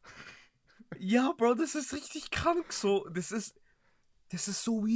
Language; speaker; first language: German; early bilingual, other home language; Greek